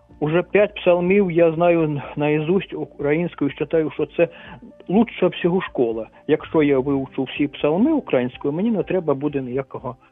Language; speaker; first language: Ukrainian; non-native, local second language; Russian